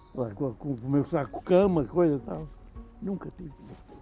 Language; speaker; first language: Portuguese; native; Portuguese